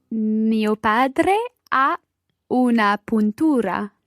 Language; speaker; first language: Italian; non-native, learner; English